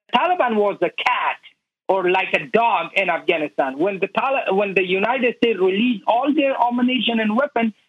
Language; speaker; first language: English; non-native, learner; Persian